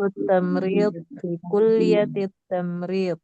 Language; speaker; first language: Arabic; non-native, learner; Indonesian